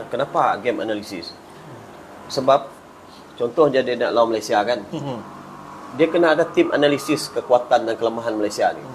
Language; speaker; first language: Malay; native; Malay